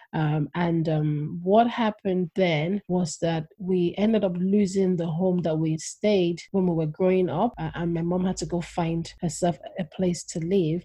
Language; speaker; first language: English; non-native, local second language; Yoruba